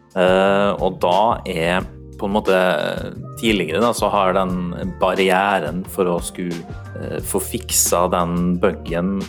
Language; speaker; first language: Norwegian; native; Norwegian